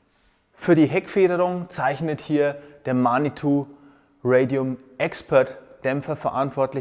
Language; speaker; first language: German; native; German